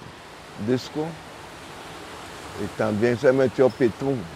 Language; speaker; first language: Spanish; non-native, local second language; English